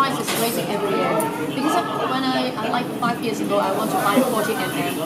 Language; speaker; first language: English; non-native, fluent; Cantonese